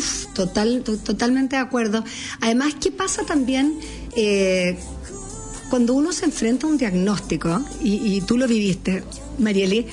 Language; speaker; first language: Spanish; native; Spanish